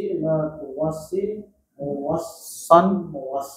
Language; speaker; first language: Arabic; non-native, learner; Indonesian